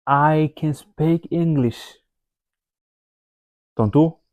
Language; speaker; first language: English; non-native, fluent; French